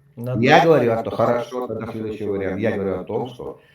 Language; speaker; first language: Russian; native; Russian